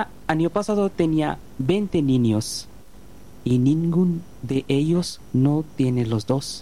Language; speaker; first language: Spanish; non-native, learner; Bangla